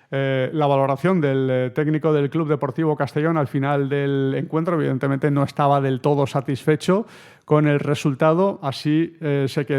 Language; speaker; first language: Spanish; native; Spanish